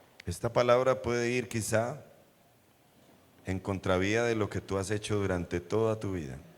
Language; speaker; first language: Spanish; native; Spanish